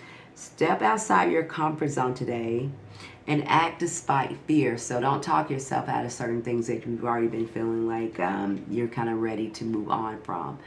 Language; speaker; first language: English; native; English